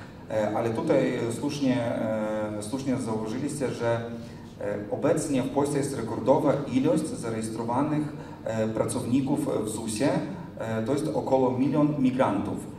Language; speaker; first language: Polish; non-native, fluent; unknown